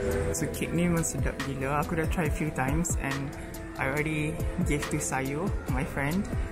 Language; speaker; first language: English; non-native, local second language; Malay